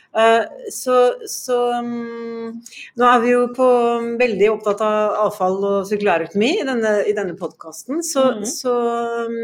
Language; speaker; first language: Norwegian; native; Norwegian